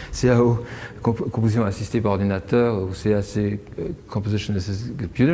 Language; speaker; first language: French; native; French